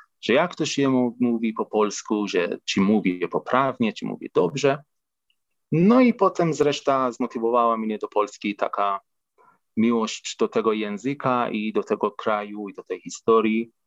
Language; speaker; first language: Polish; non-native, fluent; Persian